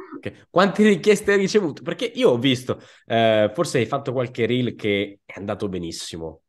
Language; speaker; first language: Italian; native; Italian